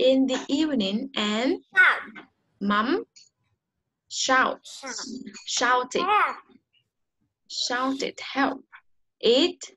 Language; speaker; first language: English; non-native, learner; Vietnamese